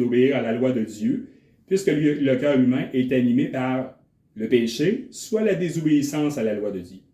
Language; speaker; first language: French; native; French